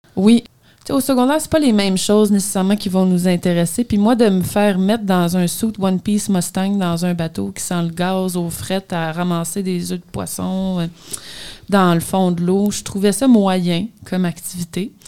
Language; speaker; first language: French; native; French